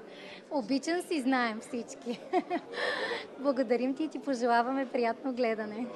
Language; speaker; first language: Bulgarian; native; Bulgarian